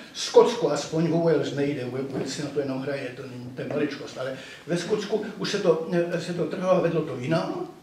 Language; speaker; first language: Czech; native; Czech